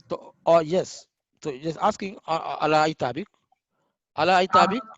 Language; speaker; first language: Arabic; non-native, fluent; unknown